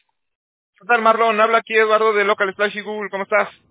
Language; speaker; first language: Spanish; native; Spanish